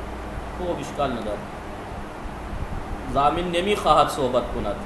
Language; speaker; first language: Persian; non-native, fluent; Urdu